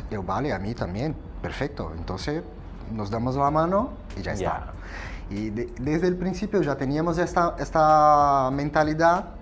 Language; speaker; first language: Spanish; non-native, fluent; Portuguese